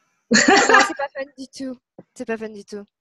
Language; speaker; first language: French; native; French